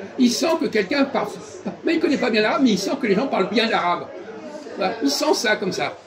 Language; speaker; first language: French; native; French